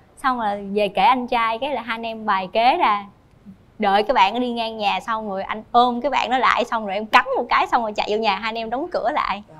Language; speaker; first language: Vietnamese; native; Vietnamese